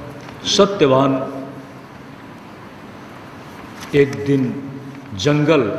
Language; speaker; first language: Hindi; native; Hindi